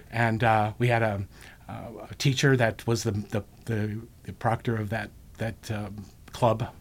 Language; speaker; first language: English; native; English